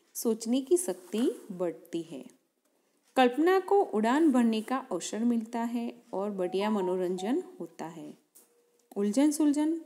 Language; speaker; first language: Hindi; non-native, local second language; Gujarati